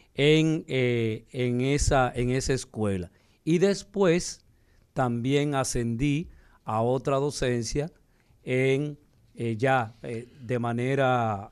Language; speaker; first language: Spanish; native; Spanish